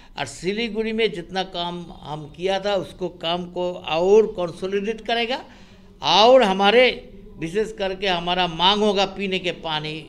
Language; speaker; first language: Hindi; non-native, local second language; Bangla